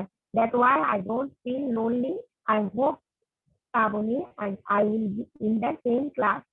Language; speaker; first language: English; non-native, learner; Bangla